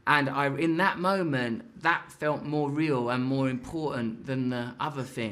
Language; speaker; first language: English; native; English